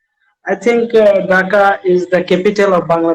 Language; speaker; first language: English; non-native, learner; Bangla